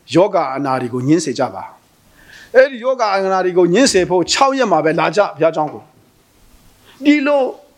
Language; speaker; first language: Burmese; non-native, local second language; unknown